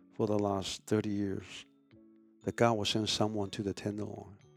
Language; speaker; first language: English; early bilingual, other home language; Chinese